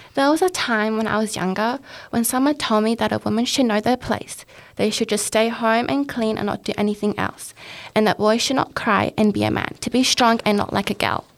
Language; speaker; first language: English; native; English